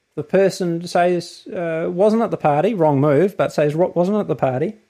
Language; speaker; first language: English; native; English